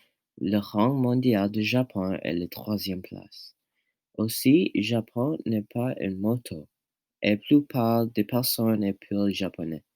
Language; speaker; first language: French; non-native, learner; English